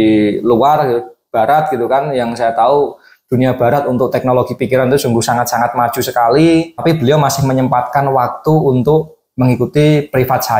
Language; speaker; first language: Indonesian; native; Indonesian